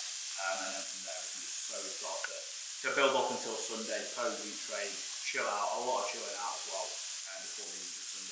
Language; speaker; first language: English; native; English